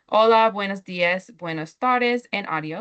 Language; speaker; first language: Spanish; non-native, learner; English